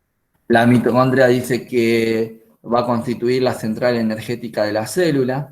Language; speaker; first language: Spanish; native; Spanish